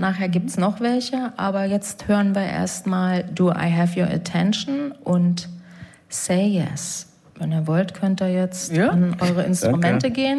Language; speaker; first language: German; native; German